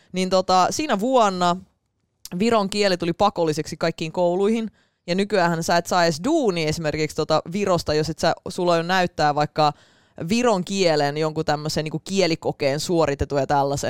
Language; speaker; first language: Finnish; early bilingual, other home language; Russian